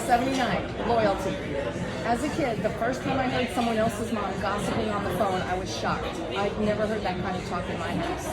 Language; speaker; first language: English; native; English